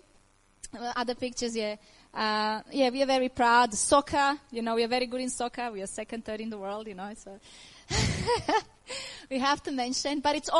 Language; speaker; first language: English; non-native, learner; Croatian